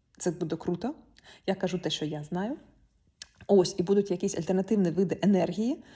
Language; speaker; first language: Ukrainian; non-native, local second language; Russian